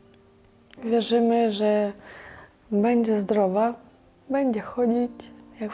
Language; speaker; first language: Polish; non-native, learner; Ukrainian